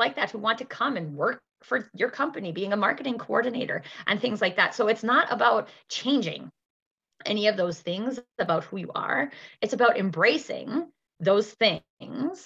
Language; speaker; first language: English; native; English